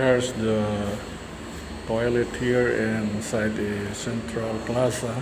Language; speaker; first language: English; non-native, local second language; Filipino